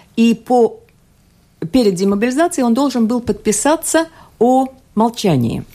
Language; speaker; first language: Russian; non-native, local second language; Latvian